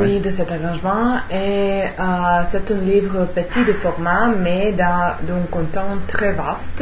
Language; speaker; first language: French; non-native, learner; Serbian